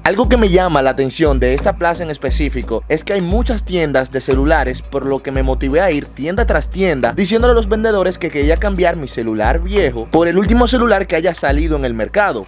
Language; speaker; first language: Spanish; native; Spanish